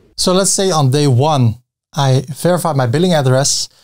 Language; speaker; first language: English; non-native, fluent; Dutch